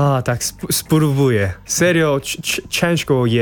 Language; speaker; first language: Polish; non-native, learner; Korean